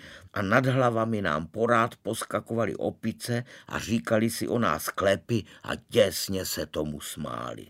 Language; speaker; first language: Czech; native; Czech